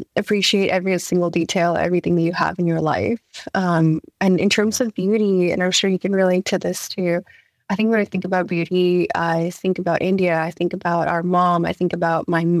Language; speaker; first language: English; early bilingual, other home language; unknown